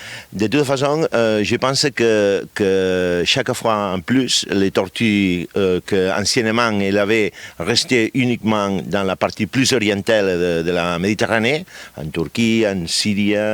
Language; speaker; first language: French; non-native, fluent; Catalan